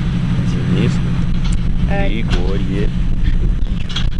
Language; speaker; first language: Russian; native; Russian